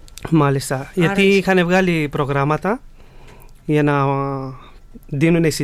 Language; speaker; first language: Greek; early bilingual, other home language; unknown